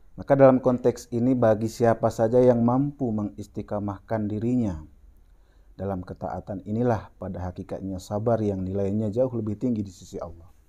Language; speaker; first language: Indonesian; non-native, local second language; Achinese